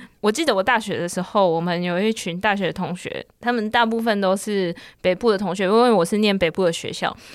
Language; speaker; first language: Chinese; native; Chinese